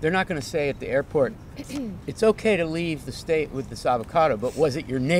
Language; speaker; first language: English; native; English